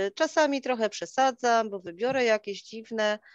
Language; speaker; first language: Polish; native; Polish